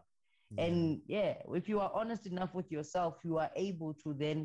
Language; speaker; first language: English; non-native, local second language; Xhosa